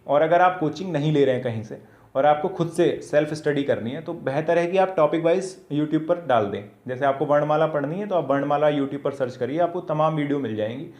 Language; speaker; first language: Hindi; native; Hindi